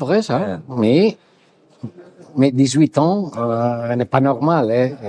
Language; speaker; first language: French; non-native, learner; Italian